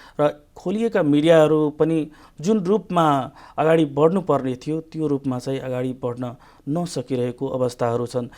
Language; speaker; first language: Nepali; non-native, local second language; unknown